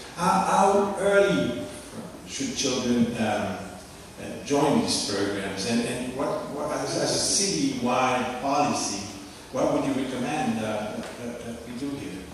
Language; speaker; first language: English; non-native, fluent; French